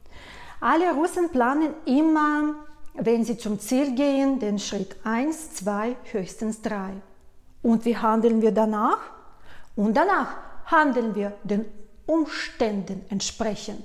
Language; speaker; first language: German; non-native, fluent; Russian